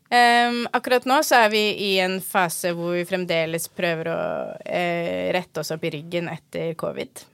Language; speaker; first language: Norwegian; native; Norwegian